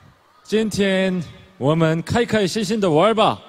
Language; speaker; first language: Chinese; non-native, learner; Korean